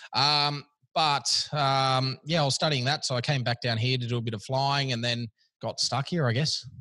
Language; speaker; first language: English; native; English